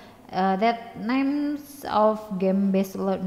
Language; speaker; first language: English; non-native, learner; Indonesian